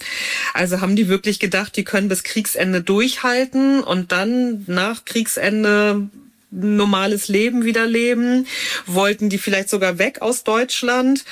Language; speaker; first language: German; native; German